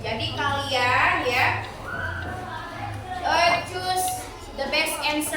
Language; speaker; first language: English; non-native, learner; Indonesian